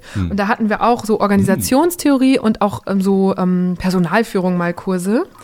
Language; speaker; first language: German; native; German